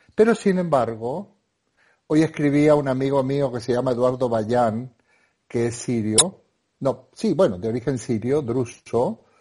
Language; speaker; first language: Spanish; native; Spanish